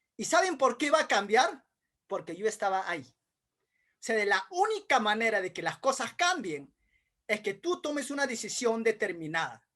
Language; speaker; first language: Spanish; non-native, local second language; Quechua